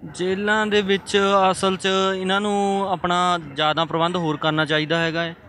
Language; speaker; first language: Punjabi; native; Punjabi